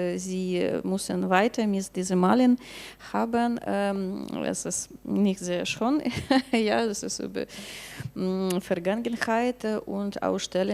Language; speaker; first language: German; non-native, learner; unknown